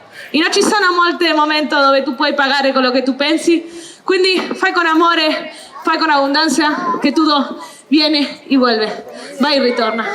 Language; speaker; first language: Italian; non-native, learner; Spanish